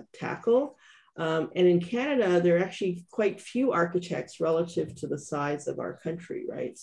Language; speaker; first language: English; native; English